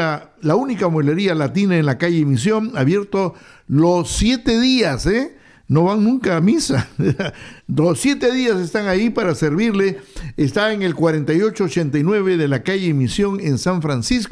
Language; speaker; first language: Spanish; native; Spanish